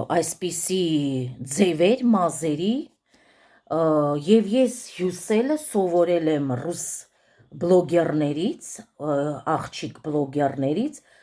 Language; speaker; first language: Armenian; early bilingual, heritage; Armenian